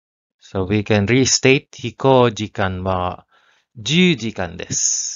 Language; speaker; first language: Japanese; non-native, learner; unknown